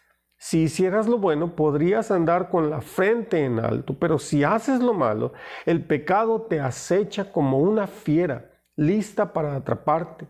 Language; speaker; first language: Spanish; native; Spanish